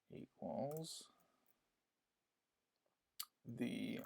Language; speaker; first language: English; native; English